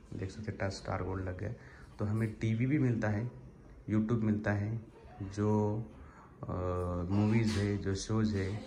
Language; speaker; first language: Hindi; non-native, local second language; Marathi